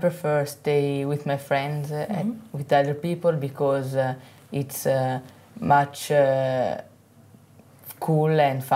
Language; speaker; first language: English; non-native, learner; Italian